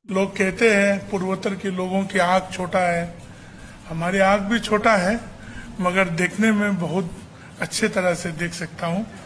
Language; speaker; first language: Hindi; non-native, local second language; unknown